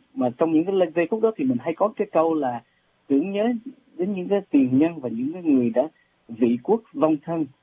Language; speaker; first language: Vietnamese; native; Vietnamese